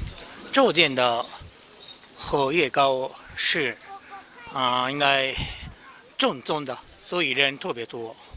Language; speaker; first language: Chinese; non-native, learner; Japanese